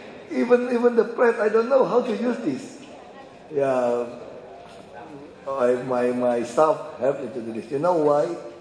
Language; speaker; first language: English; non-native, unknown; Indonesian